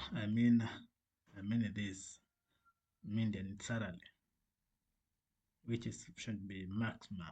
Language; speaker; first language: English; non-native, fluent; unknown